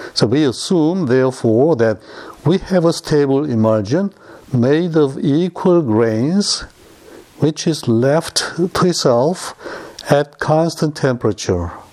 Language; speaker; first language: English; non-native, fluent; Korean